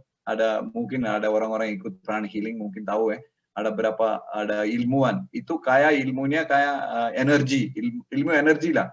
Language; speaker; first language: Indonesian; non-native, learner; Tamil